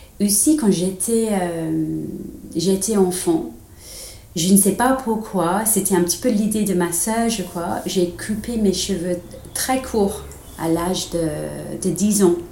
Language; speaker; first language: French; non-native, fluent; English